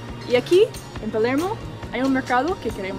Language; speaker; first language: Spanish; non-native, fluent; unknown